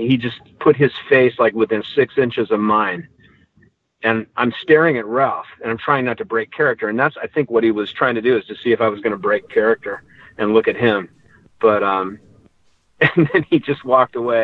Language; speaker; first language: English; native; English